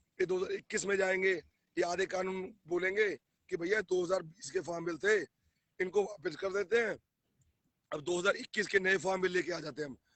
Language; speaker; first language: Hindi; non-native, local second language; Punjabi